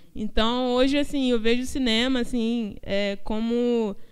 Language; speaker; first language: Portuguese; native; Portuguese